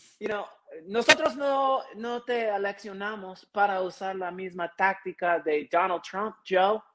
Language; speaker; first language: Spanish; non-native, learner; English